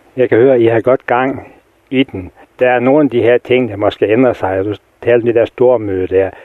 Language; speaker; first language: Danish; native; Danish